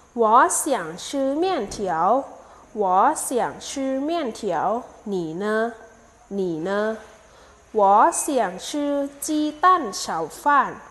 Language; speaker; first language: Chinese; non-native, fluent; Thai